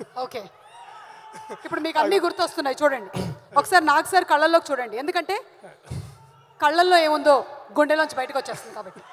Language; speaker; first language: Telugu; native; Telugu